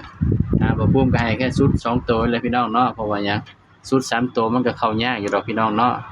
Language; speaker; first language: Thai; non-native, local second language; Northeastern Thai